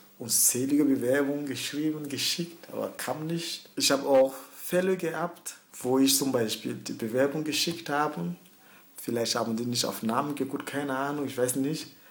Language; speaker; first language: German; early bilingual, other home language; Mossi